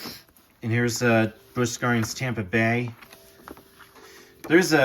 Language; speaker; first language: English; native; English